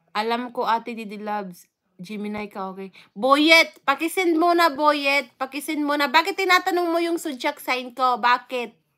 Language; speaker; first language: Filipino; non-native, local second language; Waray